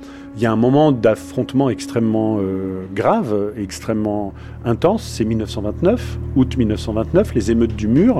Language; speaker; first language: French; native; French